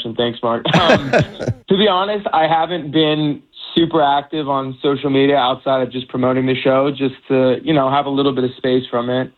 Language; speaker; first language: English; non-native, local second language; Persian